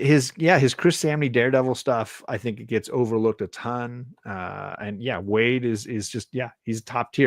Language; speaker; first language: English; native; English